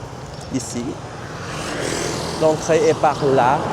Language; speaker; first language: French; non-native, fluent; Vietnamese